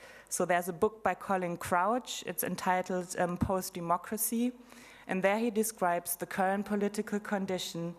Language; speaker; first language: English; non-native, fluent; German